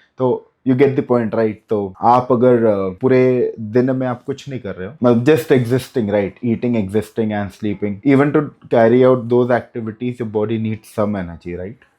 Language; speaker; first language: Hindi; non-native, local second language; Bangla